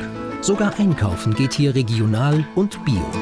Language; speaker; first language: German; native; German